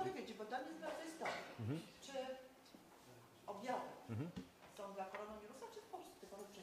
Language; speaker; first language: Polish; native; Polish